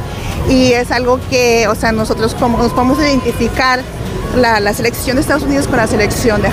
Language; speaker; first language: Spanish; early bilingual, heritage; Spanish